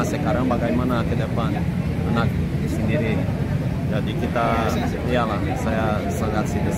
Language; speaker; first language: Indonesian; non-native, fluent; Portuguese